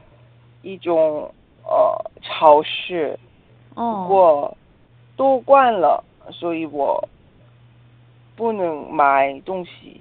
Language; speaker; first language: Chinese; non-native, learner; Korean